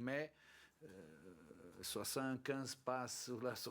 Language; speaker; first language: French; non-native, learner; Portuguese